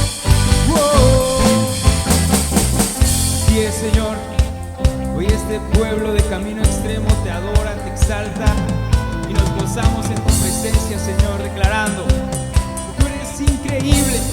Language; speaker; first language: Spanish; native; Spanish